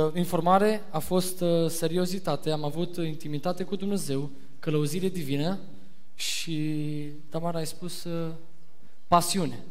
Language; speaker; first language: Romanian; non-native, fluent; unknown